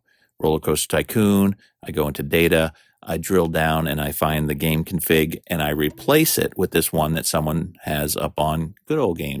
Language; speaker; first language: English; native; English